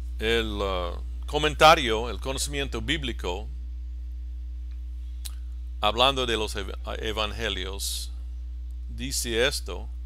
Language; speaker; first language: Spanish; non-native, fluent; English